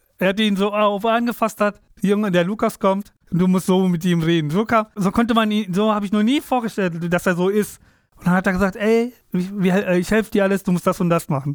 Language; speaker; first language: German; non-native, fluent; Tamil